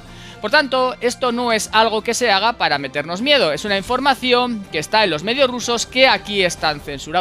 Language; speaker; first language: Spanish; native; Spanish